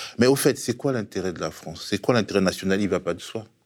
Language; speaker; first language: French; native; French